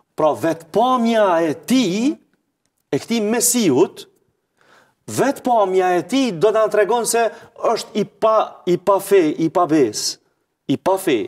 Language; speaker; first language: Albanian; native; Albanian